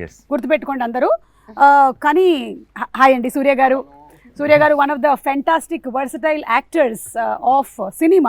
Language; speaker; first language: Telugu; native; Telugu